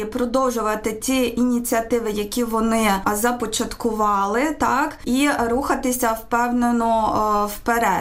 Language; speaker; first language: Ukrainian; native; Ukrainian